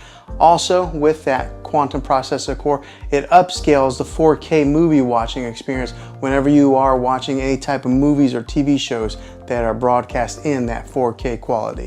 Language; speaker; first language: English; native; English